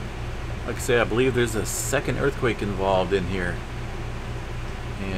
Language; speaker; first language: English; native; English